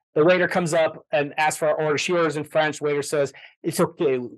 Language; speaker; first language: English; native; English